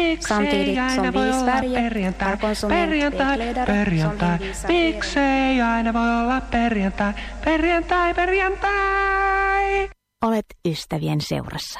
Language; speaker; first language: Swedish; non-native, learner; Finnish